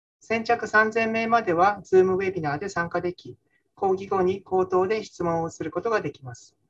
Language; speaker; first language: Japanese; native; Japanese